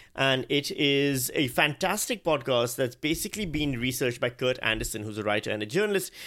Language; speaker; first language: English; non-native, local second language; Urdu